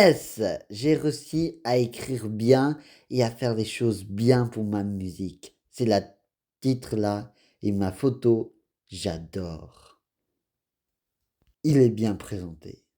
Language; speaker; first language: French; non-native, fluent; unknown